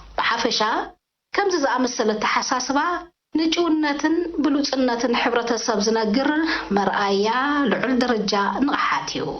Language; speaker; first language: Tigrinya; native; Tigrinya